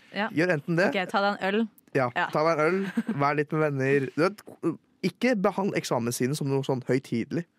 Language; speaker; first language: Norwegian; non-native, fluent; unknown